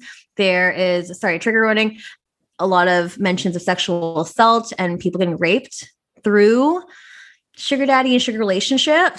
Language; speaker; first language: English; native; English